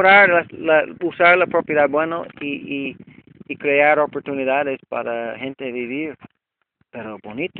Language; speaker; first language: Spanish; non-native, learner; English